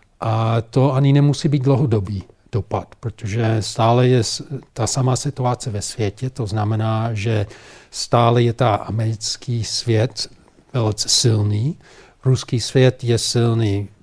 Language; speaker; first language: Czech; non-native, fluent; English